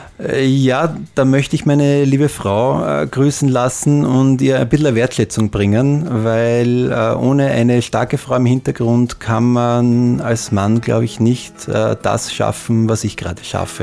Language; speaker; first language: German; native; German